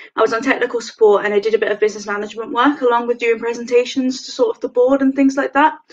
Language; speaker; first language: English; native; English